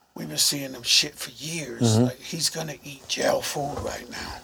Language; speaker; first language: English; early bilingual, other home language; Spanish